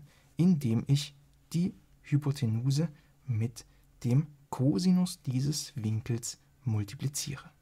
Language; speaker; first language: German; native; German